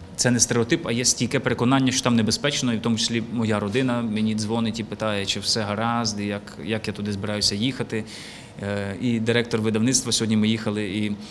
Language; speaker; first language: Ukrainian; native; Ukrainian